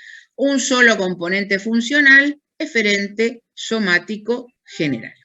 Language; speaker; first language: Spanish; native; Spanish